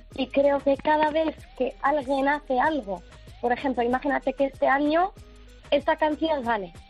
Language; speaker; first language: Spanish; non-native, fluent; Arabic